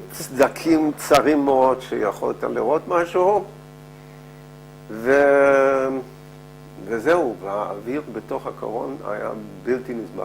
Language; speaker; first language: Hebrew; non-native, fluent; Dutch